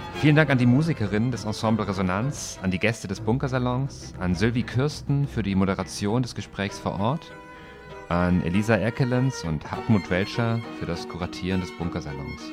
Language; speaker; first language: German; native; German